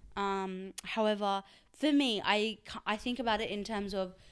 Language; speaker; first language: English; early bilingual, other home language; Urdu